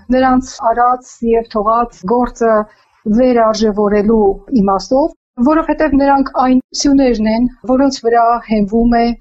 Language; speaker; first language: Armenian; native; Armenian